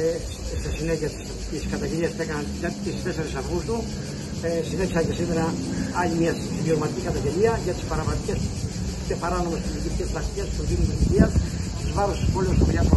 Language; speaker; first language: Greek; native; Greek